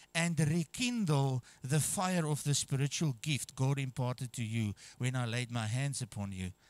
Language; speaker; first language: English; non-native, local second language; Afrikaans